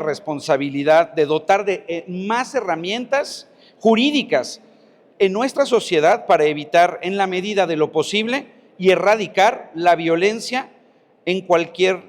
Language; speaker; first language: Spanish; native; Spanish